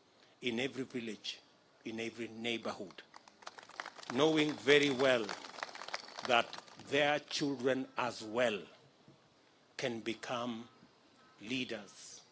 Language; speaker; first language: English; non-native, local second language; Kalenjin